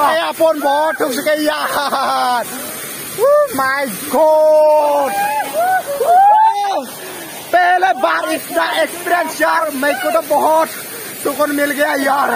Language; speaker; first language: Hindi; non-native, local second language; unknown